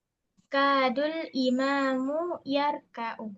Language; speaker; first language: Arabic; non-native, learner; Indonesian